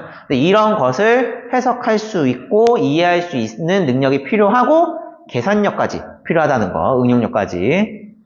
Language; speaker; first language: Korean; native; Korean